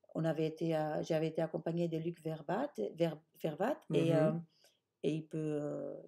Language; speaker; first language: French; early bilingual, other home language; Spanish